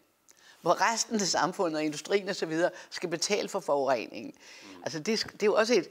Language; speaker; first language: Danish; native; Danish